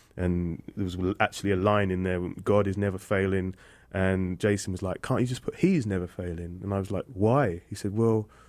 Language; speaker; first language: English; native; English